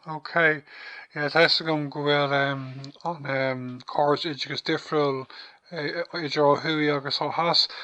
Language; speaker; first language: Irish; non-native, local second language; English